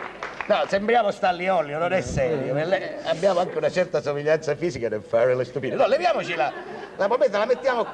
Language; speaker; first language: Italian; native; Italian